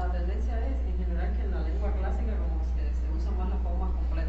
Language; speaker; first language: Spanish; native; Spanish